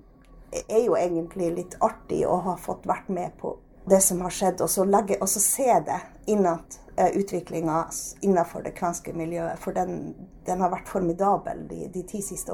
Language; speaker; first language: Norwegian; native; Norwegian